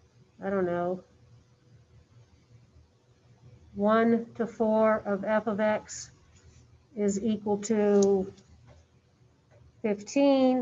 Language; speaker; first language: English; native; English